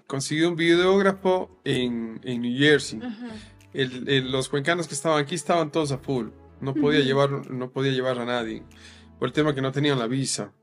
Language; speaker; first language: Spanish; native; Spanish